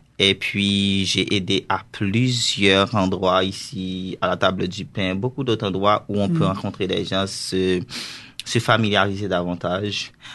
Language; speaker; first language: French; non-native, local second language; Haitian Creole